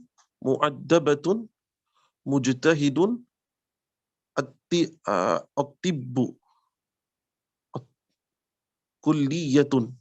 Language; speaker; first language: Arabic; non-native, learner; Indonesian